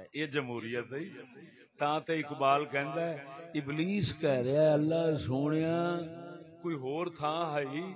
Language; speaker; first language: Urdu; non-native, local second language; Punjabi